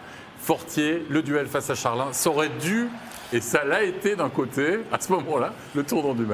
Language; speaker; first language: French; native; French